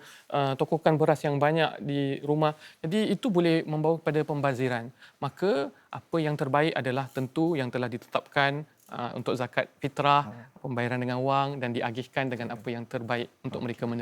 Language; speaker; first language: Malay; native; Malay